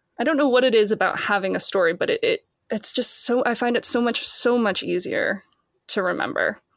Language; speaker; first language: English; native; English